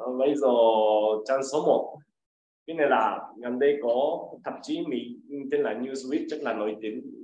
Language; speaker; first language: Vietnamese; non-native, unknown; Japanese